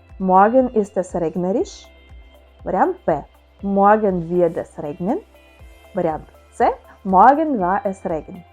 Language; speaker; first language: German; non-native, fluent; Ukrainian